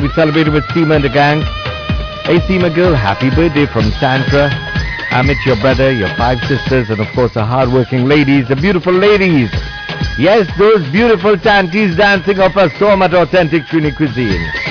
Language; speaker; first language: English; native; English